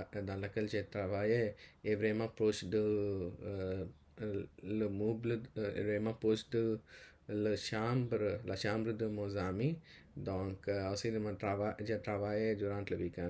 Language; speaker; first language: French; non-native, learner; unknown